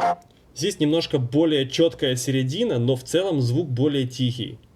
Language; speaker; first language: Russian; native; Russian